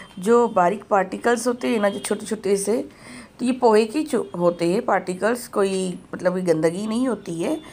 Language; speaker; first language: Hindi; native; Hindi